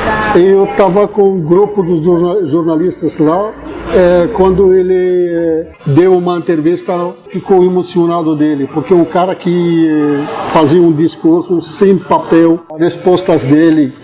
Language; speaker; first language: Portuguese; non-native, fluent; Arabic